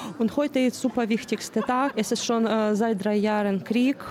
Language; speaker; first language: German; non-native, learner; Ukrainian